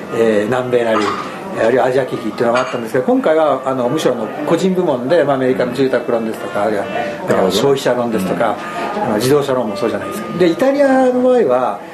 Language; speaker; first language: Japanese; non-native, fluent; Italian